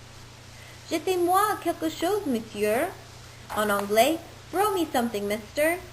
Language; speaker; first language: French; non-native, learner; English